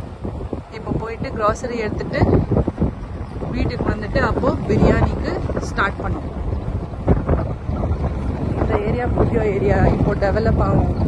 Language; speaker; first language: Tamil; non-native, local second language; Urdu